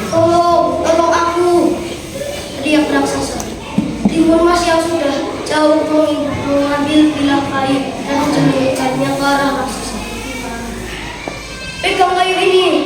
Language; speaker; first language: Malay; non-native, local second language; Javanese